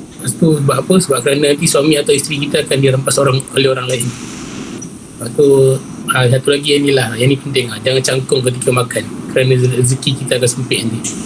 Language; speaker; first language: Malay; native; Malay